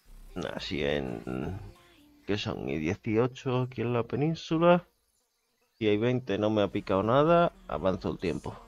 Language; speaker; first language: Spanish; native; Spanish